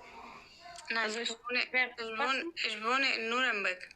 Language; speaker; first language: German; non-native, learner; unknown